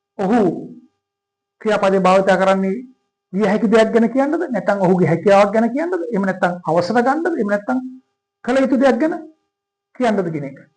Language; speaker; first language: Sinhala; native; Sinhala